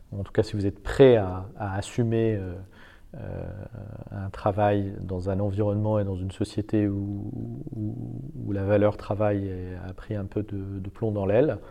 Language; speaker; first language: French; non-native, fluent; Persian